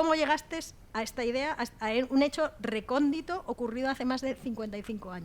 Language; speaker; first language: Spanish; native; Spanish